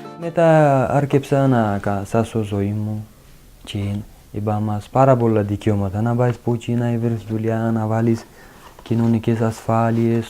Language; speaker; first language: Greek; non-native, learner; Uzbek